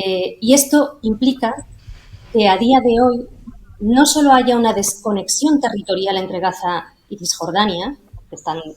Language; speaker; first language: Spanish; native; Spanish